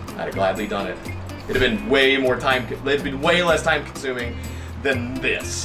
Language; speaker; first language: English; native; English